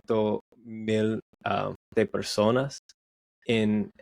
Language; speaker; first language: Spanish; non-native, learner; English